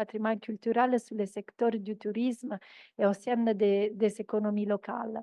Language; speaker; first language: French; non-native, fluent; Italian